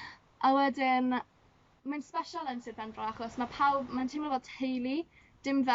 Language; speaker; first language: Welsh; non-native, local second language; English